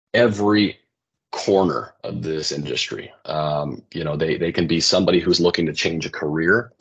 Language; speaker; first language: English; native; English